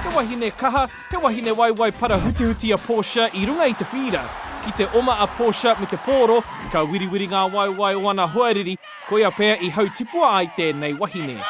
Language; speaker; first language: Māori; non-native, local second language; English